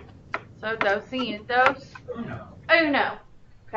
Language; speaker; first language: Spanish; non-native, fluent; English